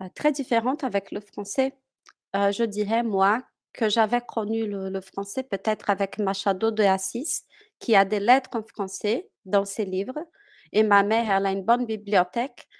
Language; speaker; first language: French; non-native, fluent; Portuguese